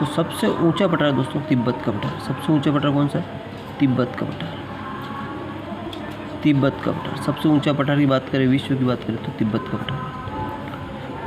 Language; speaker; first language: Hindi; native; Hindi